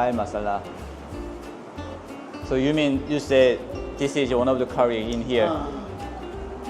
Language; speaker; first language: English; non-native, learner; Korean